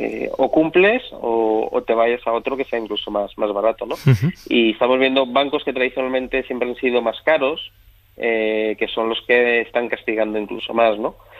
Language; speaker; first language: Spanish; native; Spanish